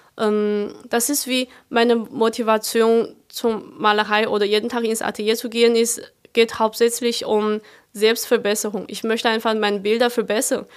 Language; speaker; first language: German; non-native, fluent; Chinese